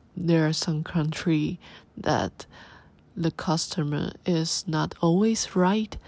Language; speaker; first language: English; non-native, learner; Chinese